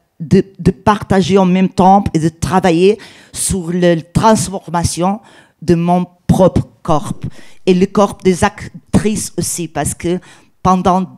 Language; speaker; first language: French; non-native, learner; Portuguese